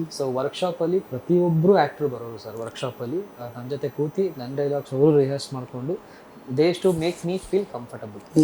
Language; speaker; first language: Kannada; native; Kannada